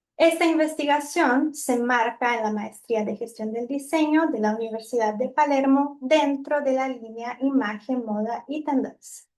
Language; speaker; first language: Spanish; non-native, fluent; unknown